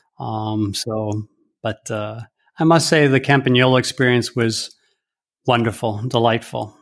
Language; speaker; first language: English; early bilingual, heritage; English